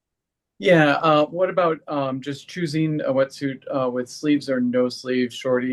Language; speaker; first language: English; native; English